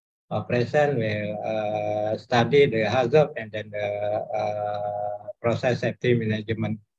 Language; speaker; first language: English; non-native, learner; Indonesian